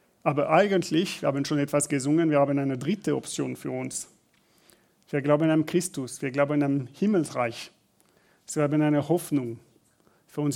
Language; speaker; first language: German; non-native, learner; French